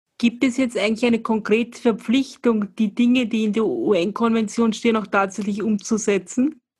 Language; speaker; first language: German; native; German